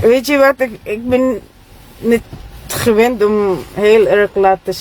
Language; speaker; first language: Dutch; non-native, learner; Filipino